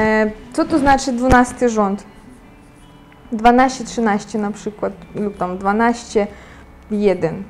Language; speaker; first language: Polish; non-native, fluent; Ukrainian